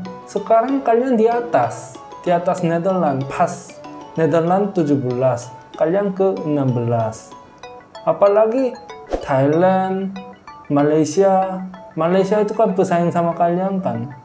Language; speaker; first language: Indonesian; non-native, fluent; Korean